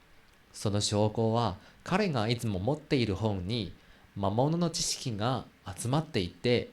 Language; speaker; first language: Japanese; non-native, learner; Chinese